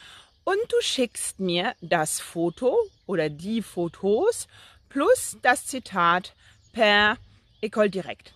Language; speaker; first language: German; non-native, fluent; French